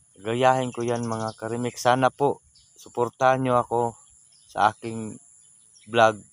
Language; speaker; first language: Filipino; non-native, local second language; Cebuano